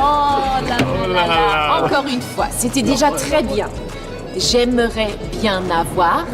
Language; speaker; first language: French; non-native, learner; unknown